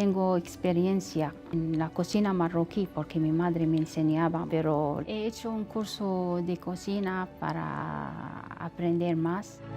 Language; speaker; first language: Spanish; non-native, fluent; Arabic